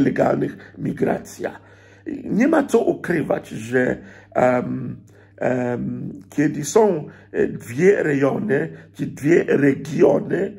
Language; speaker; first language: Polish; non-native, fluent; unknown